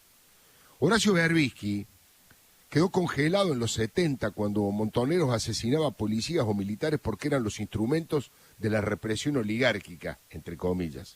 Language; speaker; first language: Spanish; native; Spanish